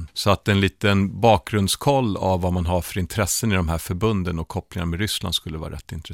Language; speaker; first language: Swedish; native; Swedish